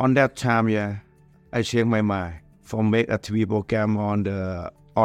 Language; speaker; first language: English; non-native, learner; Thai